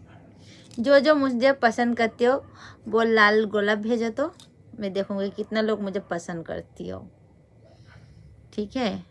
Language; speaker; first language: Hindi; non-native, local second language; Bangla